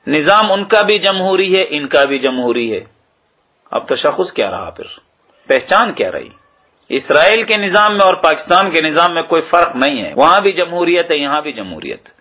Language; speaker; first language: Urdu; native; Urdu